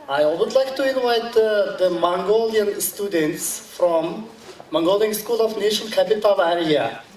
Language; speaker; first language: English; non-native, learner; Mongolian